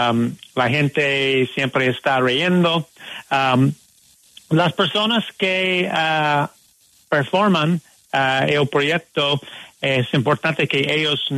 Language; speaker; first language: Spanish; non-native, learner; English